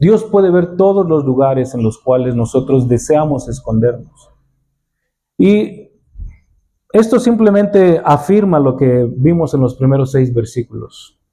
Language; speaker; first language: Spanish; native; Spanish